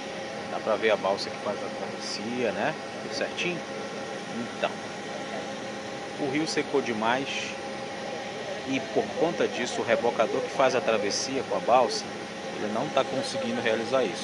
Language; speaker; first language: Portuguese; native; Portuguese